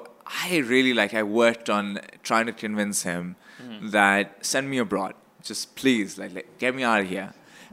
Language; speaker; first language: English; non-native, local second language; Urdu